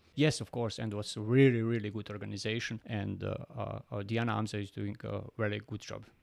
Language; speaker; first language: English; non-native, learner; Bosnian